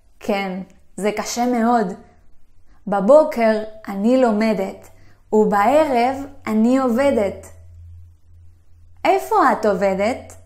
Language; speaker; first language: Hebrew; non-native, fluent; Spanish